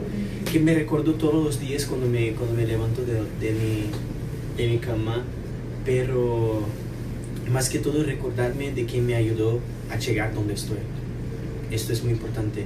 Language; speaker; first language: Spanish; non-native, fluent; Portuguese